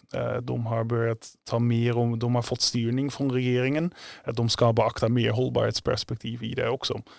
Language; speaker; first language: Swedish; non-native, fluent; Dutch